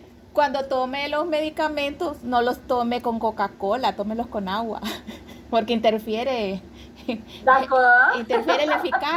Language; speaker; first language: Spanish; native; Spanish